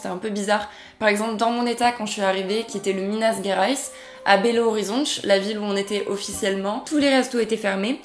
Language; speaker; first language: French; native; French